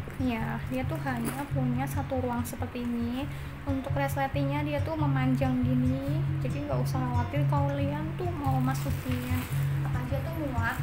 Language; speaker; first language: Indonesian; non-native, local second language; Javanese